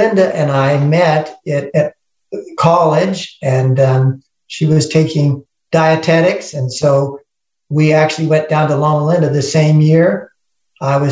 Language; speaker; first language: English; native; English